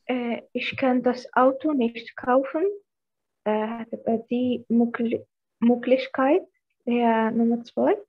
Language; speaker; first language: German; non-native, learner; Arabic